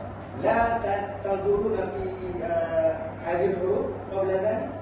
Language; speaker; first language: Arabic; non-native, learner; Malay